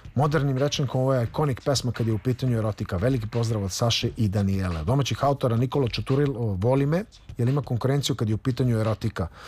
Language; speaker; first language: Serbian; native; Serbian